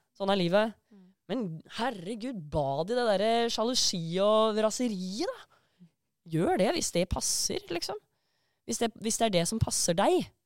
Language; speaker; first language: Norwegian; native; Norwegian